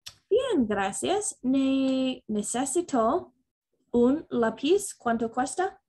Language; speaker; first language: Spanish; non-native, learner; English